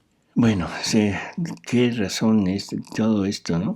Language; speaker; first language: Spanish; native; Spanish